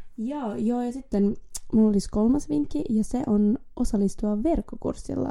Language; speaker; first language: Finnish; early bilingual, heritage; Finnish